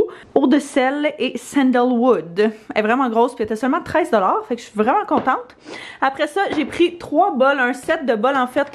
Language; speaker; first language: French; native; French